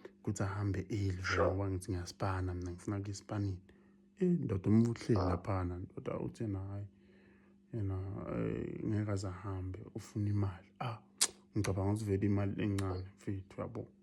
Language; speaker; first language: Zulu; non-native, local second language; Swati